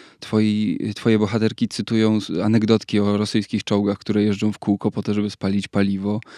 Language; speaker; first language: Polish; native; Polish